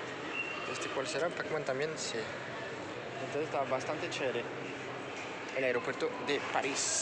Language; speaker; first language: Spanish; non-native, fluent; French